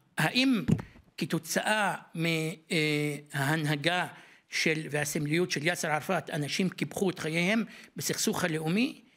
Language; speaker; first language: Hebrew; non-native, local second language; Arabic